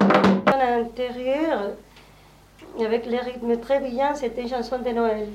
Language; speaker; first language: French; non-native, learner; Spanish